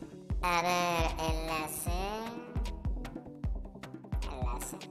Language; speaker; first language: Spanish; native; Spanish